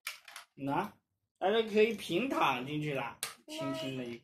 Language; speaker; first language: Chinese; native; Chinese